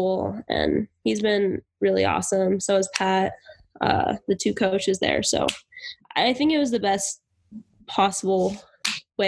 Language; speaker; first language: English; native; English